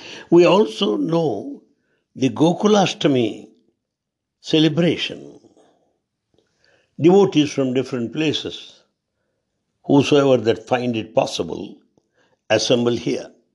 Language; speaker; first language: English; non-native, local second language; Telugu